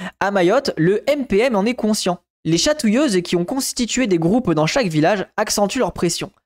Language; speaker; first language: French; native; French